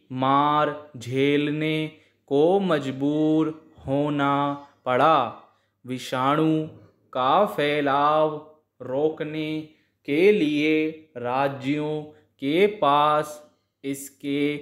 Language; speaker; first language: Hindi; native; Hindi